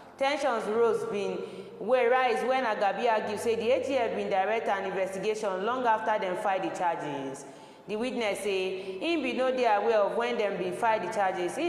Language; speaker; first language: Nigerian Pidgin; non-native, local second language; Yoruba